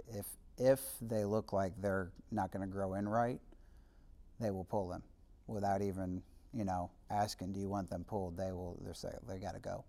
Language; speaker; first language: English; native; English